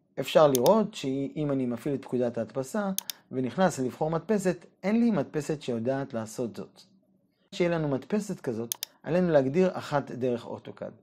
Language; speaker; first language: Hebrew; native; Hebrew